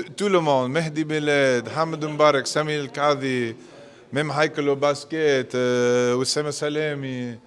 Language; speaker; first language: French; non-native, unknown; English